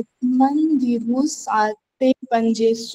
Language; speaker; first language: Persian; non-native, learner; Urdu